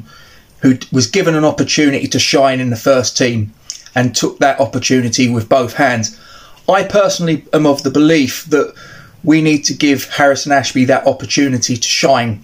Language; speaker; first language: English; native; English